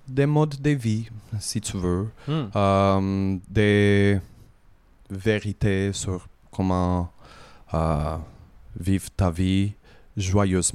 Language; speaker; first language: French; native; French